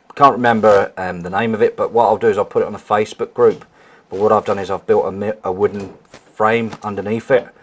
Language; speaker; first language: English; native; English